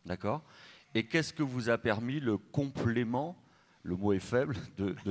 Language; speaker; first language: French; native; French